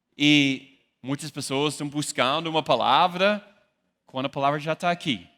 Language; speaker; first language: Portuguese; non-native, fluent; English